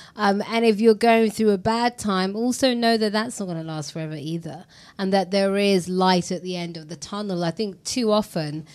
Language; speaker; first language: English; native; English